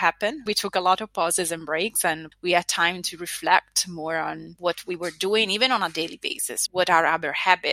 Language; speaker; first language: English; non-native, fluent; Italian